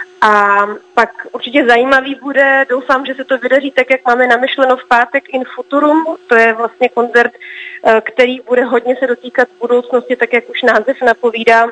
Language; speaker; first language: Czech; native; Czech